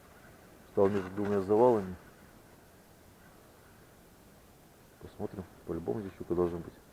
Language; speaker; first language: Russian; native; Russian